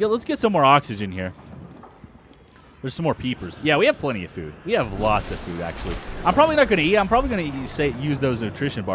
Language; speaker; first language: English; native; English